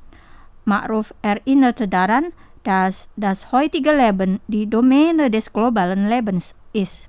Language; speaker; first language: German; non-native, fluent; Indonesian